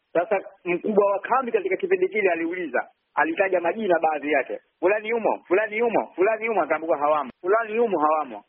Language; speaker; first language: Swahili; native; Swahili